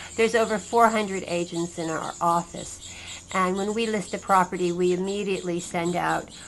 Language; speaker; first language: English; native; English